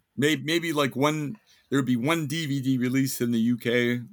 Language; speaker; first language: English; native; English